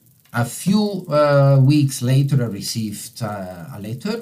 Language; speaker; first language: English; non-native, fluent; Italian